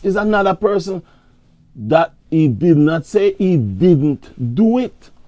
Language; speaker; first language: English; native; English